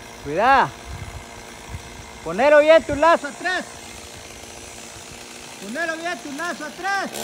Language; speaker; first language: Spanish; native; Spanish